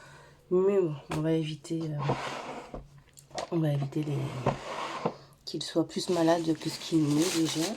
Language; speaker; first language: French; native; French